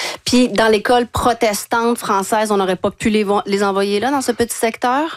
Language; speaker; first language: French; native; French